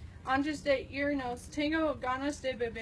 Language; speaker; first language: Spanish; non-native, learner; English